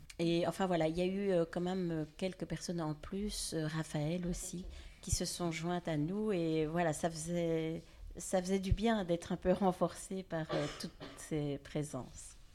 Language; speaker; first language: French; native; French